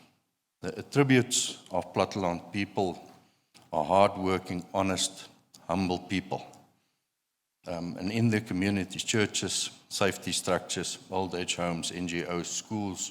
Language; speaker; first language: English; non-native, local second language; Afrikaans